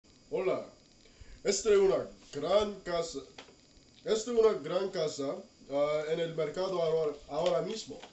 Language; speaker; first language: Spanish; non-native, learner; English